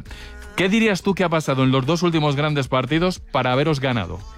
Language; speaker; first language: Spanish; native; Spanish